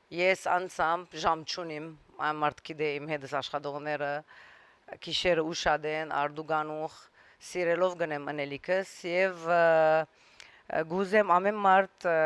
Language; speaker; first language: Armenian; native; Armenian